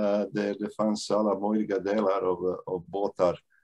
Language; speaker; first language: Swedish; non-native, fluent; Bosnian